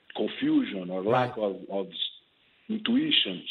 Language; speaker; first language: English; non-native, fluent; Portuguese